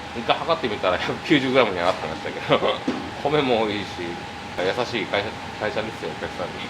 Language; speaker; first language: Japanese; native; Japanese